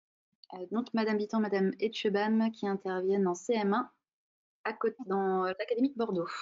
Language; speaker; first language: French; native; French